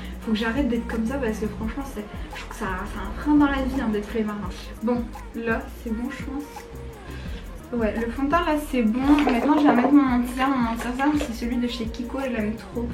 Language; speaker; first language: French; native; French